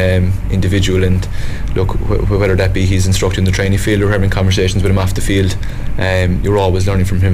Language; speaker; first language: English; native; English